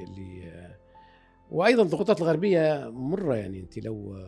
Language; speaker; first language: Arabic; native; Arabic